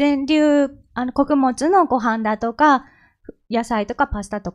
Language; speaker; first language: Japanese; non-native, fluent; Korean